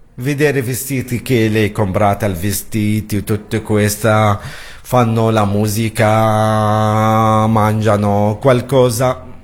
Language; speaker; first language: Italian; non-native, learner; Arabic